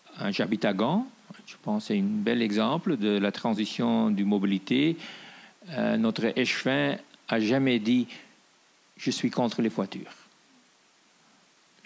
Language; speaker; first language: French; non-native, fluent; Dutch